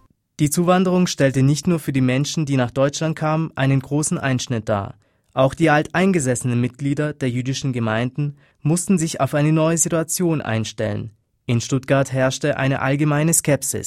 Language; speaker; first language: German; native; German